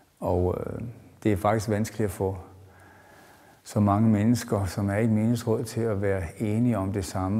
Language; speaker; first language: Danish; native; Danish